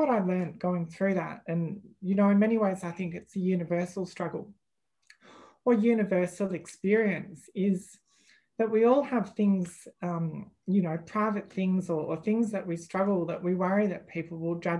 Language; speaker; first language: English; native; English